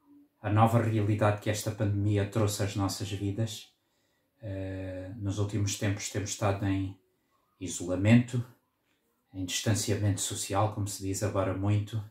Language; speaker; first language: Portuguese; native; Portuguese